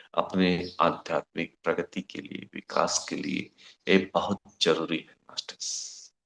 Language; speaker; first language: Hindi; non-native, local second language; Kannada